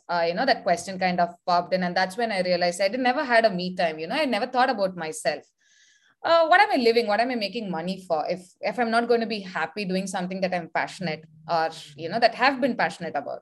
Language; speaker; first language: English; non-native, local second language; Tamil